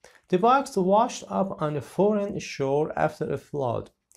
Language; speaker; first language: English; non-native, fluent; Persian